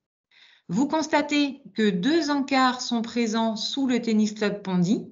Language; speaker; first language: French; native; French